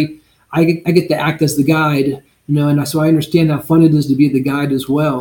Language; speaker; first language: English; native; English